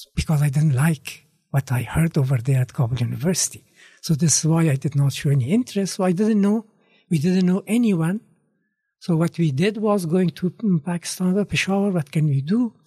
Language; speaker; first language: English; non-native, fluent; Persian